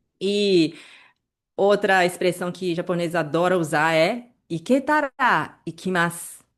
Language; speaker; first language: Portuguese; native; Portuguese